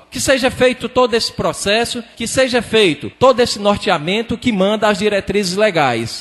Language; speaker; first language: Portuguese; native; Portuguese